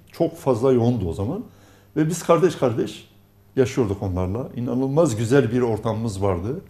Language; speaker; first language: Turkish; non-native, local second language; Arabic